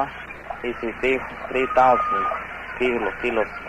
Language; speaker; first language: English; non-native, learner; Spanish